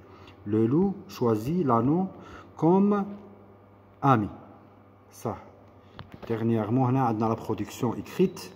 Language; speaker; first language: French; non-native, local second language; Arabic